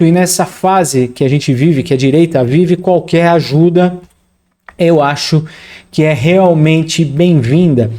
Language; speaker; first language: Portuguese; native; Portuguese